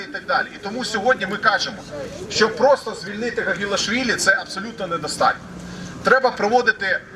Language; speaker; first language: Ukrainian; native; Ukrainian